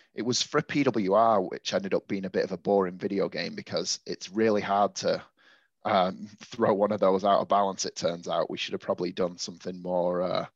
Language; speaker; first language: English; native; English